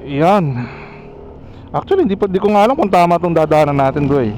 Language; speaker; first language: Filipino; native; Filipino